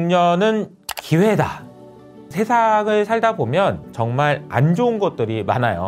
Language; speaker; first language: Korean; native; Korean